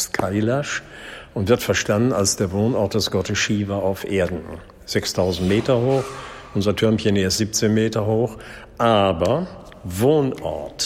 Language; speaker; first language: German; native; German